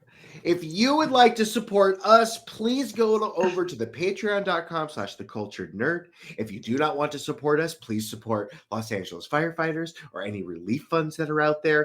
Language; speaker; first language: English; native; English